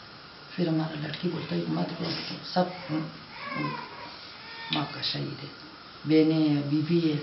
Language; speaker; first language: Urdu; non-native, local second language; Hazaragi